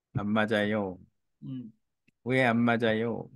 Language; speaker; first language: Korean; native; Korean